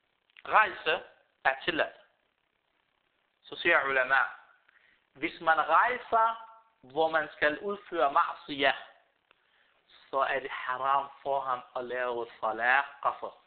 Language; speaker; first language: Danish; early bilingual, other home language; Arabic